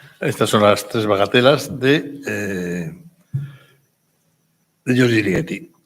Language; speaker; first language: Spanish; native; Spanish